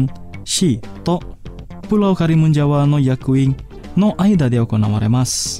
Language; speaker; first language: Japanese; non-native, fluent; Indonesian